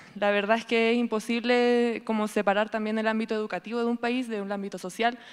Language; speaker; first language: Spanish; native; Spanish